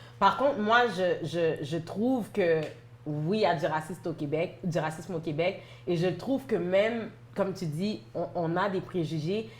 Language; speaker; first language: French; native; French